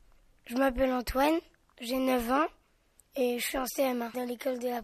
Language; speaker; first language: French; native; French